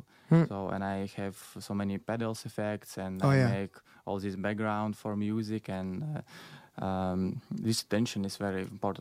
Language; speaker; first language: English; non-native, learner; Belarusian